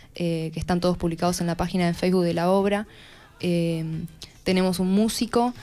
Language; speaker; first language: Spanish; native; Spanish